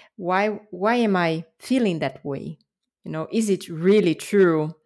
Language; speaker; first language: English; non-native, fluent; Portuguese